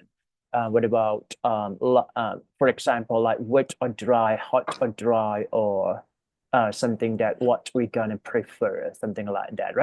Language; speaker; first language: English; non-native, fluent; Thai